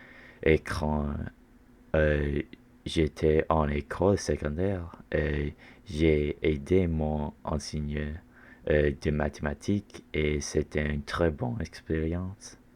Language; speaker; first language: French; non-native, learner; English